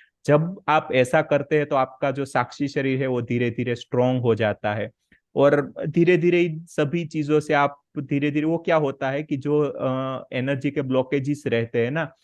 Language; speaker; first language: Hindi; native; Hindi